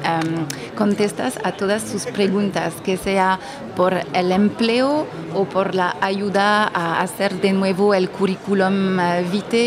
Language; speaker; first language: Spanish; non-native, fluent; French